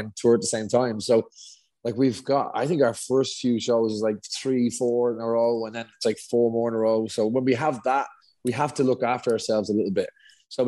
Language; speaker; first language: English; native; English